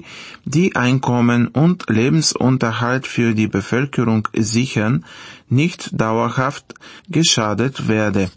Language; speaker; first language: German; non-native, fluent; Bulgarian